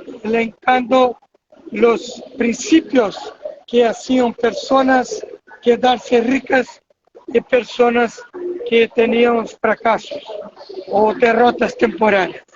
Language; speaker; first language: Spanish; non-native, fluent; Portuguese